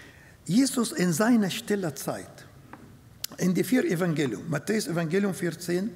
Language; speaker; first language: German; non-native, fluent; Arabic